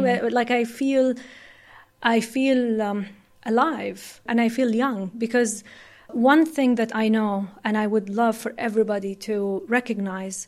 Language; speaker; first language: English; non-native, fluent; Arabic